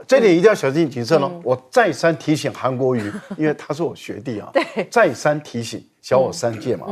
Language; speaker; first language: Chinese; native; Chinese